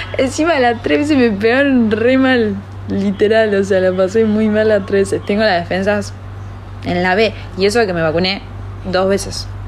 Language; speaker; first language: Spanish; native; Spanish